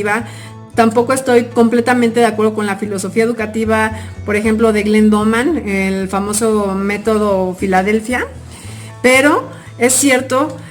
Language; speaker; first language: Spanish; native; Spanish